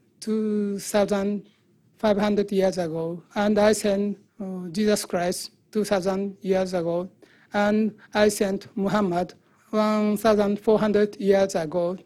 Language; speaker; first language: English; non-native, learner; Japanese